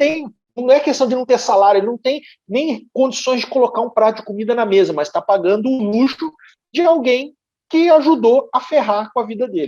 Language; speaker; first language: Portuguese; native; Portuguese